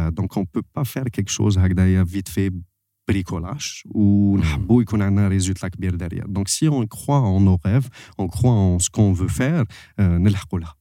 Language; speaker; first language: French; non-native, local second language; Arabic